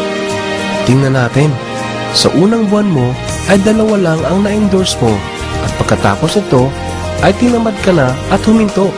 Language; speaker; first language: Filipino; native; Filipino